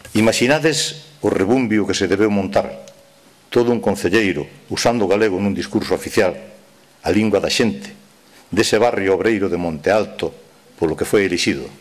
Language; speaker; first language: Galician; native; Galician